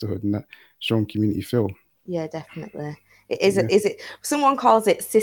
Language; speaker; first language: English; native; English